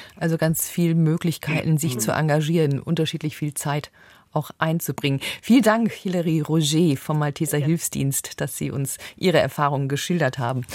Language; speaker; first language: German; native; German